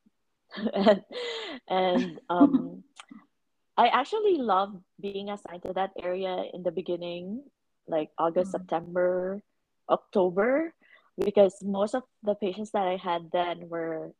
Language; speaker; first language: English; non-native, local second language; Cebuano